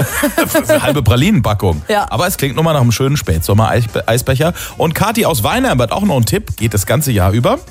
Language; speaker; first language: German; native; German